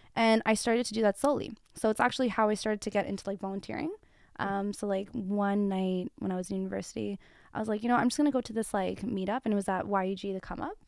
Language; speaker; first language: English; early bilingual, other home language; Tigrinya